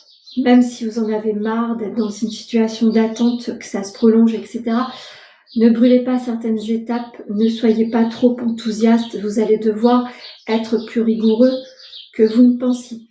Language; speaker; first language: French; native; French